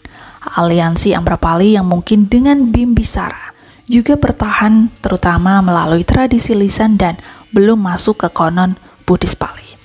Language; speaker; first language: Indonesian; native; Indonesian